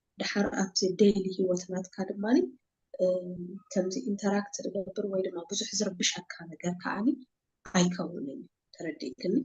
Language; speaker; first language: Tigrinya; native; Tigrinya